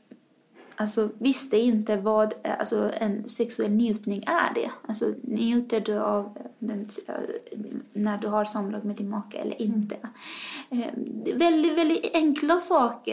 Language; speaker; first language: Swedish; non-native, fluent; Persian